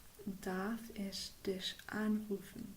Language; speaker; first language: German; non-native, fluent; English